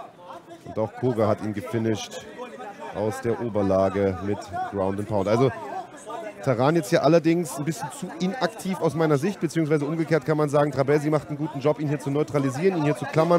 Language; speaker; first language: German; native; German